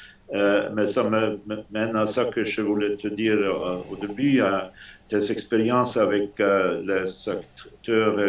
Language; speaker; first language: French; non-native, fluent; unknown